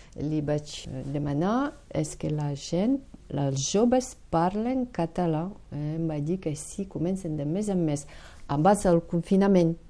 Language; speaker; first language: Catalan; non-native, fluent; Ukrainian